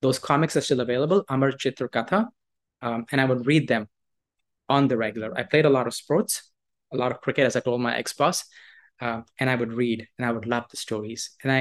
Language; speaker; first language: English; non-native, local second language; Hindi